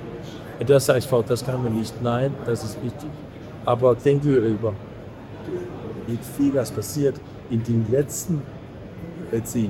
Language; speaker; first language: German; non-native, learner; Danish